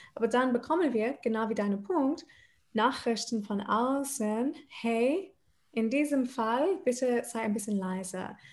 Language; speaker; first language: German; non-native, fluent; English